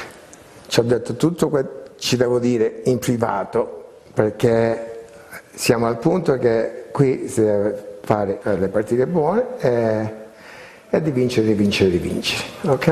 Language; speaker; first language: Italian; early bilingual, heritage; Italian